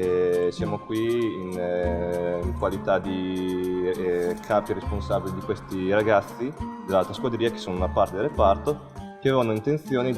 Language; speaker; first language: Italian; native; Italian